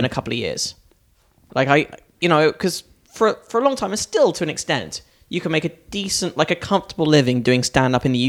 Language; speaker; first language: English; native; English